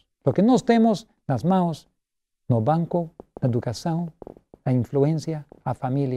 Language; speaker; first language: Portuguese; non-native, learner; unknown